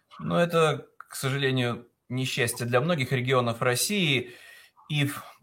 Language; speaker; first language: Russian; native; Russian